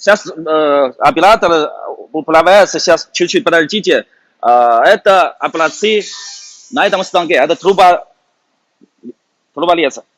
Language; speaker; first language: Russian; non-native, fluent; Chinese